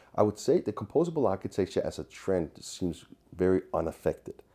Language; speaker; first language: English; non-native, fluent; Danish